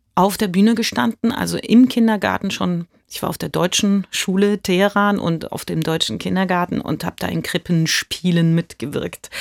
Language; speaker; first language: German; early bilingual, heritage; German